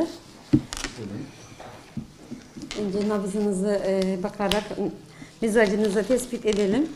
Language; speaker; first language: Turkish; non-native, fluent; Uyghur